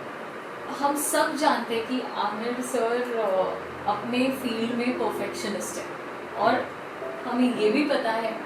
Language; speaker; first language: Hindi; native; Hindi